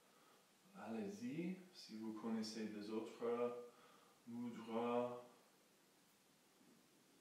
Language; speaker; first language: French; non-native, fluent; English